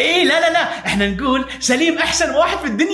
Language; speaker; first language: Arabic; native; Arabic